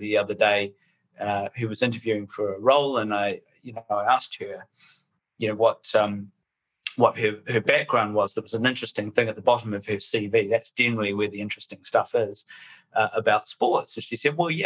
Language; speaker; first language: English; native; English